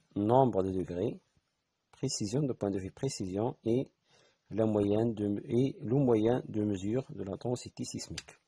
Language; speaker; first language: French; non-native, local second language; Arabic